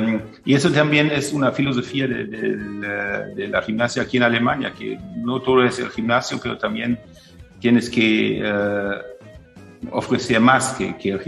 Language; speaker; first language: Spanish; non-native, fluent; German